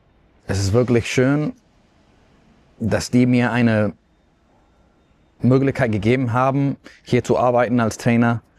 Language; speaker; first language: German; non-native, fluent; Spanish